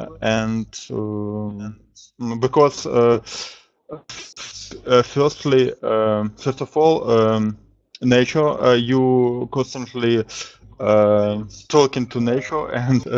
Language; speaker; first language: English; non-native, learner; Russian